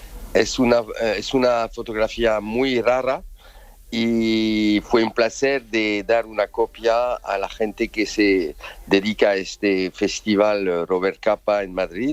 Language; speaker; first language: Spanish; non-native, fluent; French